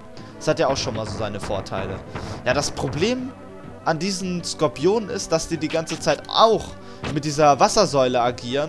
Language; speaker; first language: German; native; German